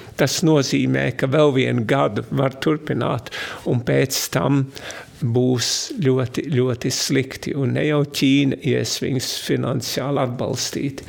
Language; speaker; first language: Latvian; early bilingual, heritage; Latvian